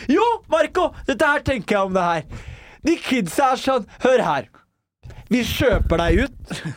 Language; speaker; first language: Norwegian; early bilingual, other home language; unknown